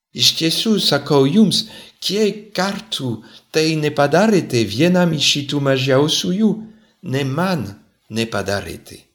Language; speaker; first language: Lithuanian; non-native, fluent; French